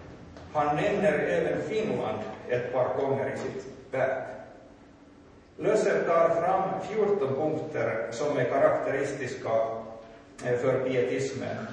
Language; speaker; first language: Swedish; non-native, local second language; Finnish